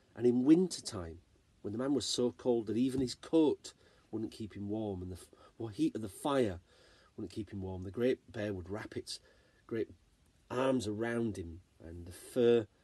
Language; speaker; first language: English; native; English